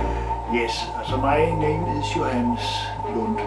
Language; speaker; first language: English; non-native, learner; Danish